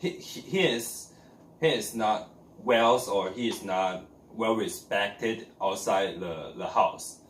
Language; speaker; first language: English; non-native, learner; Chinese